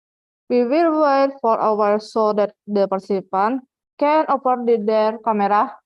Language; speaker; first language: English; non-native, fluent; Indonesian